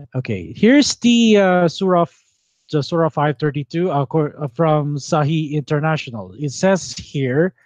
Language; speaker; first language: English; non-native, local second language; Filipino